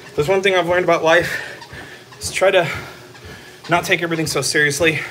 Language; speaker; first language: English; native; English